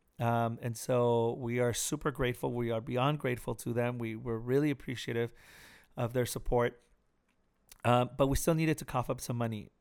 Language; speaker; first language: English; early bilingual, other home language; Spanish